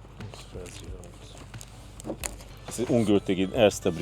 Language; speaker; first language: German; non-native, learner; Hungarian